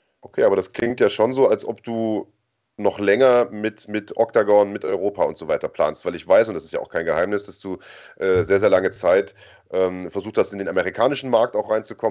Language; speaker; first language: German; native; German